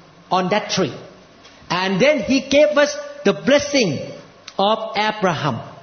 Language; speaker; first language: English; non-native, fluent; Thai